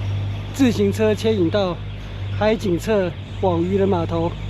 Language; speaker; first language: Chinese; native; Chinese